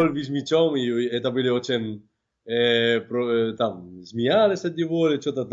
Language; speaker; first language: Russian; non-native, fluent; Spanish